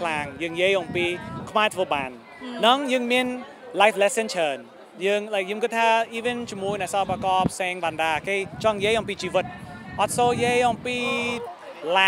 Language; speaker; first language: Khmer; early bilingual, heritage; Khmer